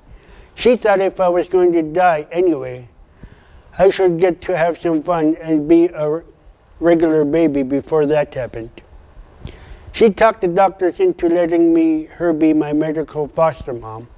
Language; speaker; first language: English; non-native, fluent; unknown